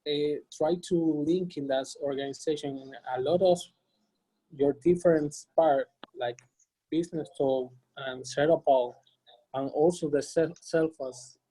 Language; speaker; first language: English; non-native, learner; Spanish